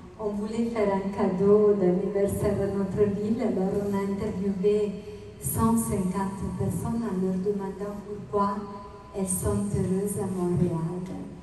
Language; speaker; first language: French; non-native, fluent; Italian